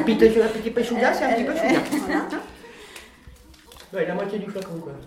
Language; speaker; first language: French; native; French